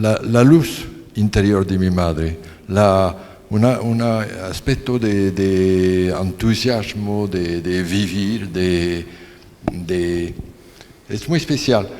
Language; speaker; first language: Spanish; non-native, learner; French